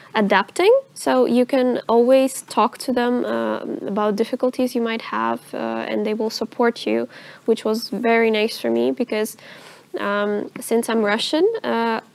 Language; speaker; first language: English; non-native, fluent; Russian